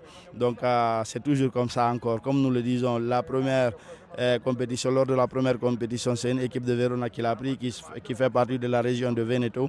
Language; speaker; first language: French; non-native, local second language; Fula